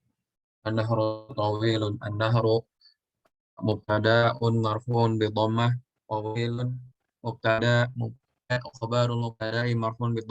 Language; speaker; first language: Arabic; non-native, learner; Indonesian